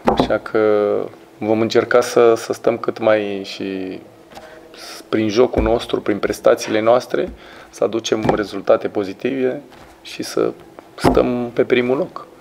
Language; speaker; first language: Romanian; native; Romanian